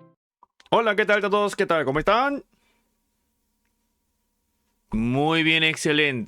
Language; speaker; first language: Spanish; non-native, fluent; Korean